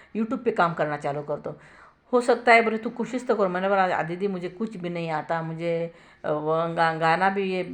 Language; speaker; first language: Hindi; non-native, local second language; Marathi